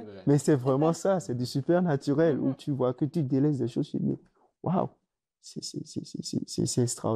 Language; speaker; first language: French; native; French